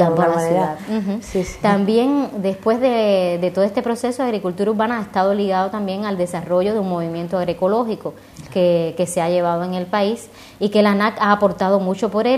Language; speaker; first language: Spanish; native; Spanish